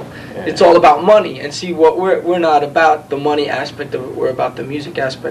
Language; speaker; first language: English; native; English